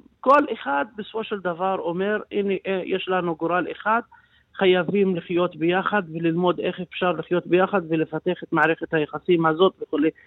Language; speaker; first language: Hebrew; non-native, local second language; Arabic